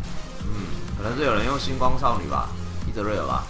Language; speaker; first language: Chinese; native; Chinese